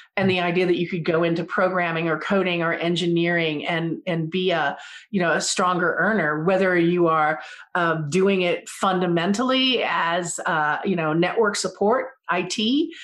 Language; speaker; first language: English; native; English